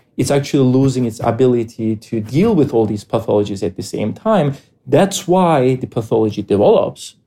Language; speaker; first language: English; non-native, fluent; Greek